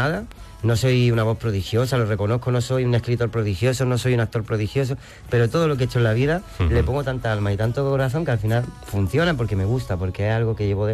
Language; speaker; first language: Spanish; native; Spanish